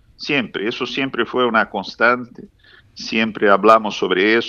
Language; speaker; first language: Spanish; non-native, fluent; Portuguese